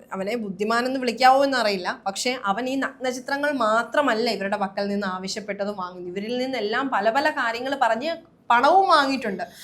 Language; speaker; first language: Malayalam; native; Malayalam